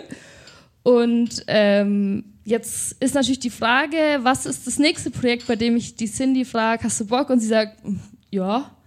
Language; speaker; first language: German; native; German